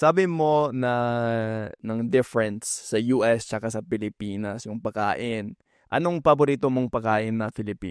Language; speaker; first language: Filipino; non-native, fluent; English